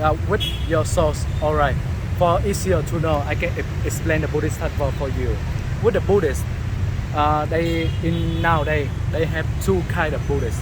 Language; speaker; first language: English; non-native, learner; Vietnamese